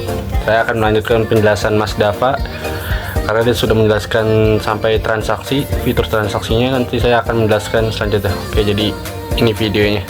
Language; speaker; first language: Indonesian; native; Indonesian